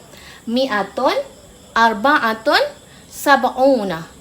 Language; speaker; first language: Arabic; non-native, fluent; Malay